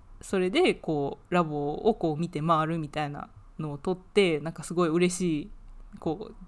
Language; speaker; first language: Japanese; native; Japanese